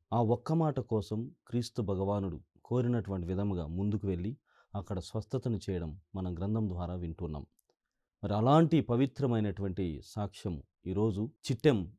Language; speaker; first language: Telugu; native; Telugu